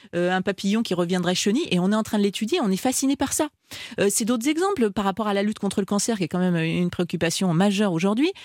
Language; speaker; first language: French; native; French